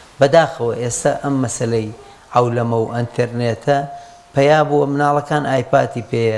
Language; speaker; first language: Central Kurdish; non-native, local second language; Gurani